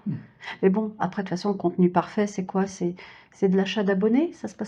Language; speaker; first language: French; native; French